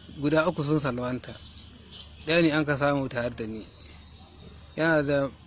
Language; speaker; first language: Hausa; native; Hausa